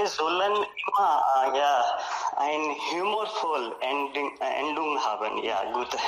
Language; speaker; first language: German; non-native, learner; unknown